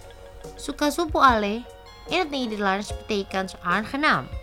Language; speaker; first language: Dutch; non-native, learner; Indonesian